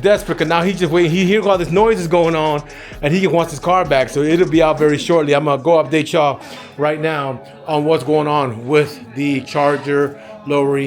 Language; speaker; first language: English; native; English